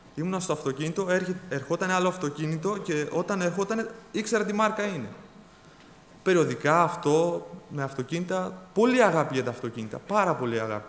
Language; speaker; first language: Greek; early bilingual, other home language; Bulgarian